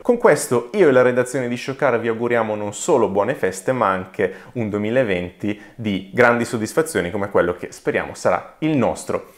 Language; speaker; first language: Italian; native; Italian